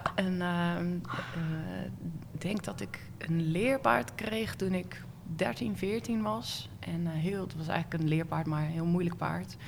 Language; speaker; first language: Dutch; native; Dutch